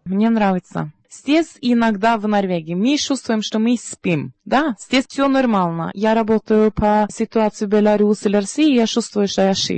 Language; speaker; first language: Russian; non-native, learner; Norwegian